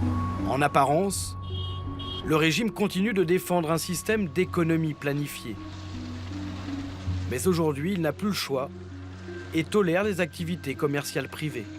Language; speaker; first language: French; native; French